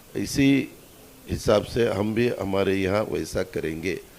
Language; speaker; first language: Hindi; non-native, local second language; Marathi